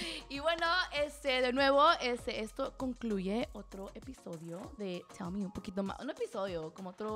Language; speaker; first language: Spanish; early bilingual, heritage; Spanish